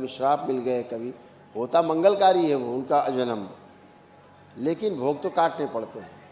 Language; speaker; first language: Hindi; native; Hindi